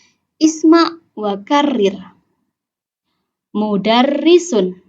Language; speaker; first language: Arabic; non-native, learner; Indonesian